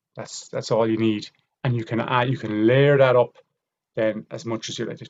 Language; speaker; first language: English; native; English